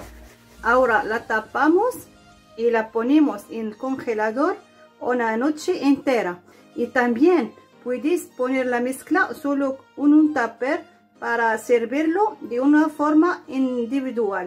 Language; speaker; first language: Spanish; non-native, fluent; Arabic